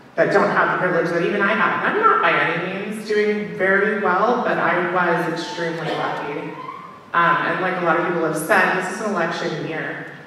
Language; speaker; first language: English; native; English